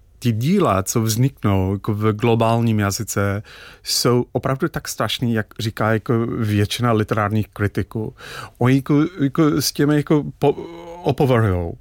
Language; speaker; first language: Czech; non-native, fluent; English